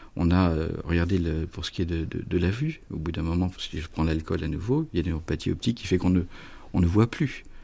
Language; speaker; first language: French; native; French